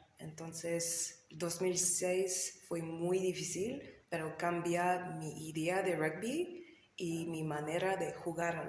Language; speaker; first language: Spanish; non-native, learner; English